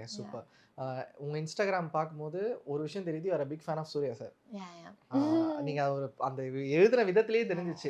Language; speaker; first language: Tamil; native; Tamil